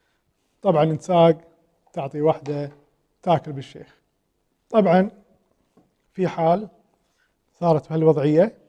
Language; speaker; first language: Arabic; native; Arabic